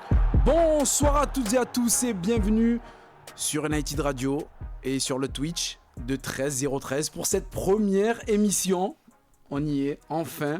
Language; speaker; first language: French; native; French